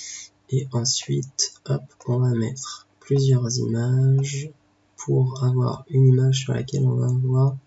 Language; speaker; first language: French; native; French